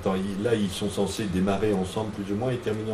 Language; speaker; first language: French; native; French